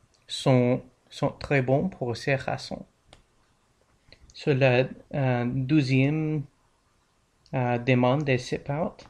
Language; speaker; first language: French; non-native, learner; English